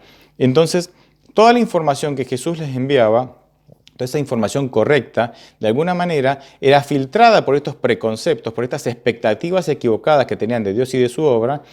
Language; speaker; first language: Spanish; native; Spanish